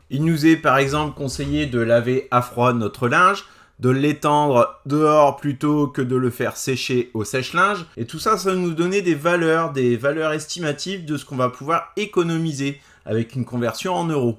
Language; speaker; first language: French; native; French